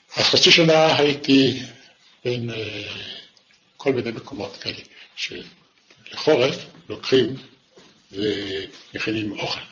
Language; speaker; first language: Hebrew; non-native, fluent; Yiddish